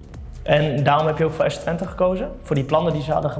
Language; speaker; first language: Dutch; native; Dutch